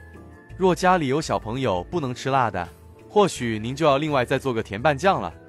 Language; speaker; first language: Chinese; native; Chinese